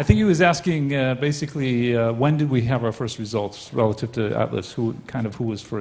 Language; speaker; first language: English; native; English